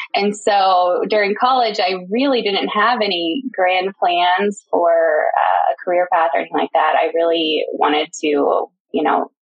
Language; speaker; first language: English; native; English